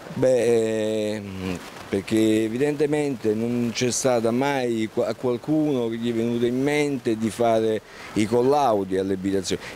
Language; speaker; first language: Italian; native; Italian